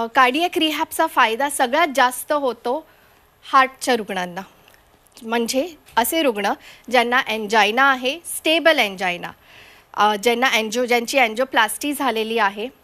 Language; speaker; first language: Marathi; non-native, local second language; Konkani